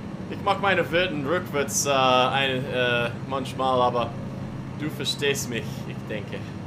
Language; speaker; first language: German; non-native, learner; English